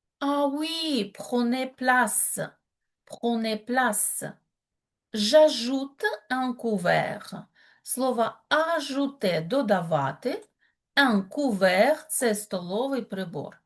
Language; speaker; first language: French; non-native, fluent; Ukrainian